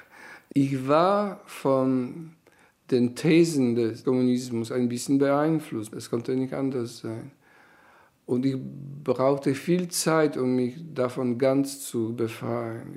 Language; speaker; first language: German; non-native, fluent; Polish